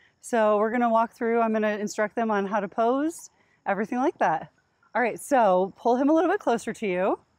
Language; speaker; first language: English; native; English